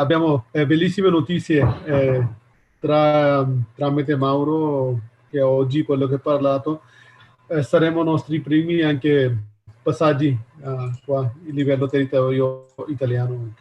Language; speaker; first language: Italian; non-native, learner; Hindi